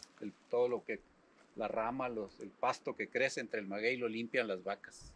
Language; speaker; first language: Spanish; native; Spanish